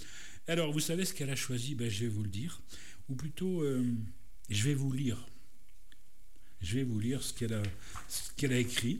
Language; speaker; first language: French; native; French